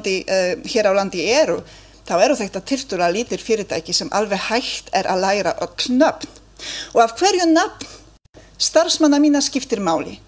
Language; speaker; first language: Icelandic; non-native, fluent; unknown